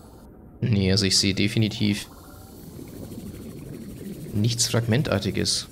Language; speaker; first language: German; native; German